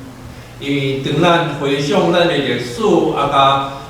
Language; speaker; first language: Chinese; native; Chinese